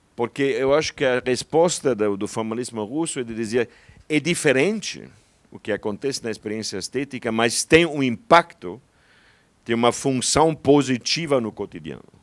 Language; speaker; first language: Portuguese; non-native, fluent; German